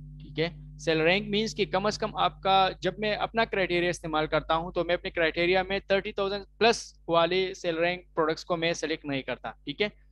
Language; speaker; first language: Urdu; non-native, local second language; Punjabi